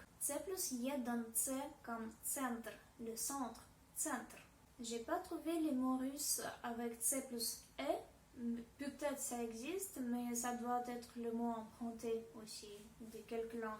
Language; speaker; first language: French; non-native, fluent; Russian